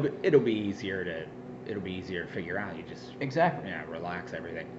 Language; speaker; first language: English; native; English